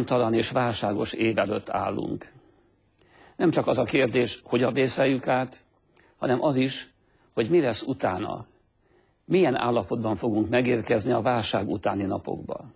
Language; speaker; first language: Hungarian; native; Hungarian